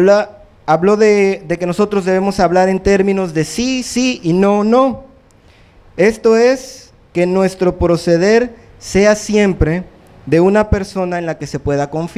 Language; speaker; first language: Spanish; native; Spanish